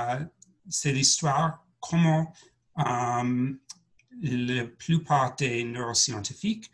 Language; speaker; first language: French; non-native, learner; English